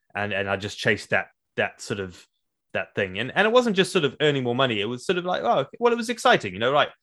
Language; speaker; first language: English; native; English